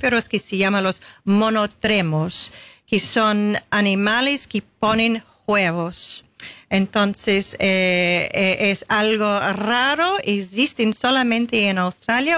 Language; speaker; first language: Spanish; non-native, fluent; English